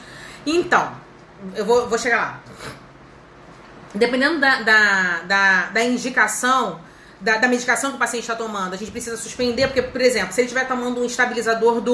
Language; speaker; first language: Portuguese; native; Portuguese